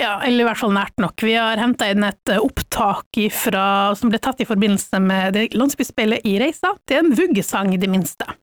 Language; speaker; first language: Norwegian; native; Norwegian